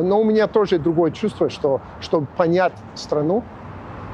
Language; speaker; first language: Russian; non-native, fluent; English